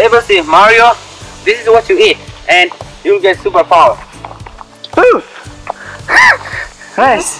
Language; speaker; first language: Hindi; non-native, learner; Bangla